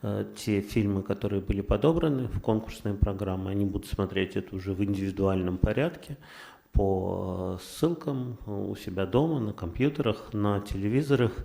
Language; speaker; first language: Russian; native; Russian